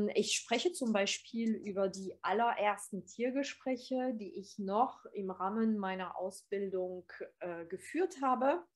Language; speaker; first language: German; non-native, fluent; French